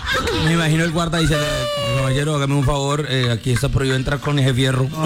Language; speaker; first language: Spanish; native; Spanish